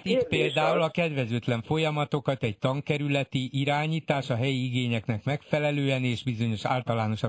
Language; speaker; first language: Hungarian; native; Hungarian